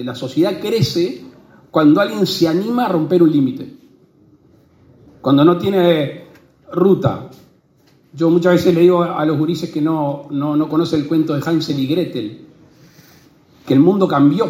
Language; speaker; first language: Spanish; native; Spanish